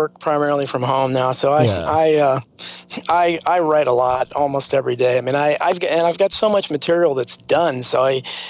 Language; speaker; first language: English; native; English